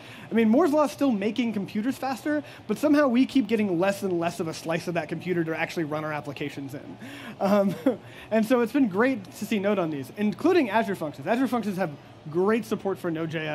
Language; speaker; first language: English; native; English